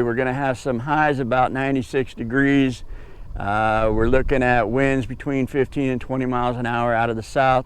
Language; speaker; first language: English; native; English